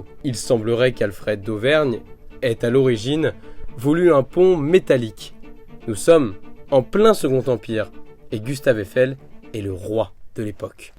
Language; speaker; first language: French; native; French